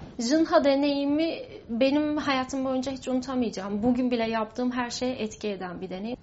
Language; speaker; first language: Turkish; non-native, local second language; Kurdish